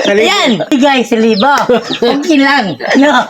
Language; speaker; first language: Filipino; non-native, local second language; Cebuano